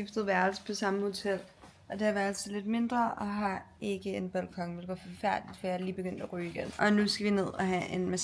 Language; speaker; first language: Danish; native; Danish